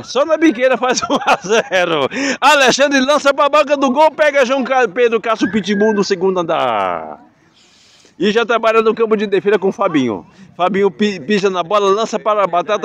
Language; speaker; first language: Portuguese; native; Portuguese